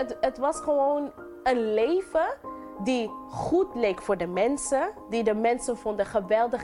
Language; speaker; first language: Dutch; non-native, local second language; English